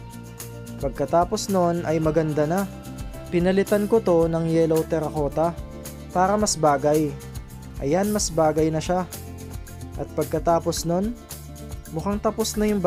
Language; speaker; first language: Filipino; native; Filipino